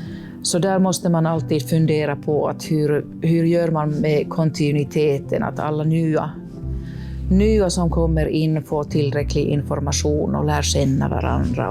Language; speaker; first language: Swedish; non-native, local second language; Finnish